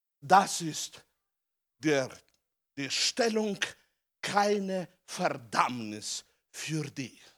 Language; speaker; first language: German; non-native, fluent; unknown